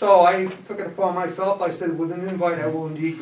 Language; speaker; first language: English; native; English